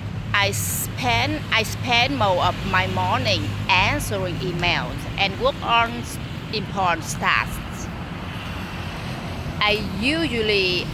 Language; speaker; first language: English; non-native, learner; Vietnamese